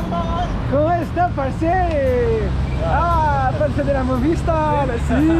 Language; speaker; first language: Spanish; non-native, learner; French